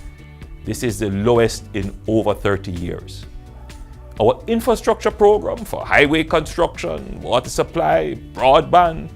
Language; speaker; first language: English; native; English